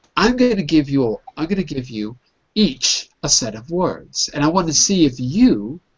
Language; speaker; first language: English; native; English